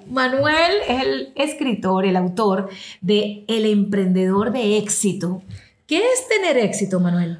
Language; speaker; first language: Spanish; native; Spanish